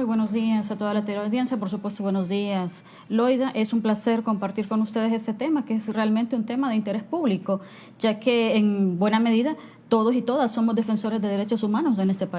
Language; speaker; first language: Spanish; native; Spanish